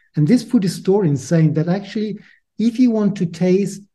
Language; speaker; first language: English; non-native, fluent; Italian